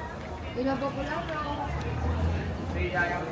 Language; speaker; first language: Spanish; native; Spanish